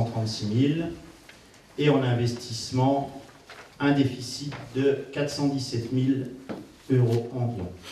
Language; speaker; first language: French; native; French